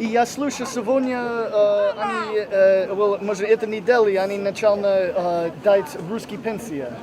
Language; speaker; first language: Russian; non-native, learner; English